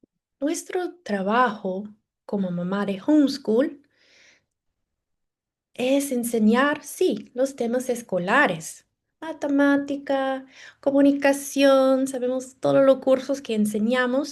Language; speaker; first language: Spanish; non-native, fluent; English